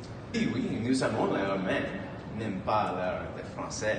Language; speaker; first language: French; non-native, learner; English